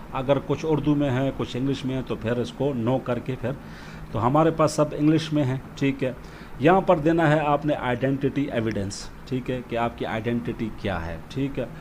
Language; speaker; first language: Urdu; native; Urdu